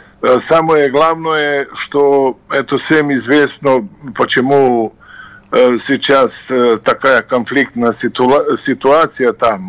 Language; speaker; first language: Russian; non-native, fluent; Serbian